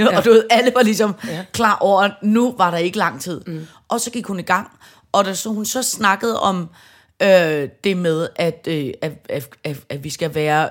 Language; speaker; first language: Danish; native; Danish